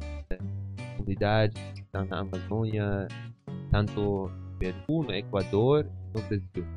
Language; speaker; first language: Portuguese; non-native, fluent; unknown